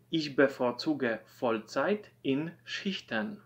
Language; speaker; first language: German; non-native, fluent; Polish